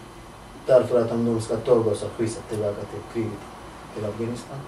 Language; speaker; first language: Swedish; non-native, learner; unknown